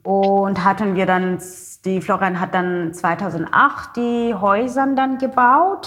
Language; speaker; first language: German; non-native, learner; Xhosa